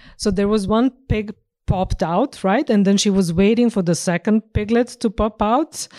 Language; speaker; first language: English; non-native, fluent; Serbian